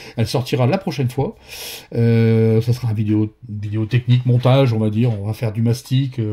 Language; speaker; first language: French; native; French